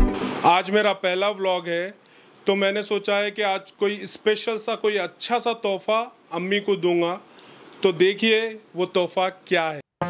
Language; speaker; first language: Hindi; native; Hindi